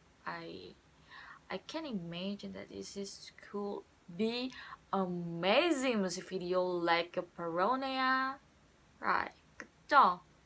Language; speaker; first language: English; non-native, learner; Indonesian